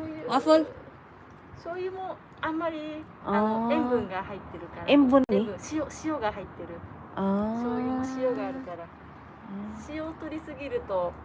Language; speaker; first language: Japanese; native; Japanese